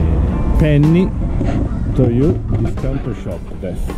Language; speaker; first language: Japanese; non-native, learner; Italian